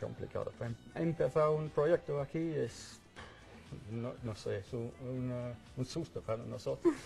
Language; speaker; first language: Spanish; non-native, fluent; English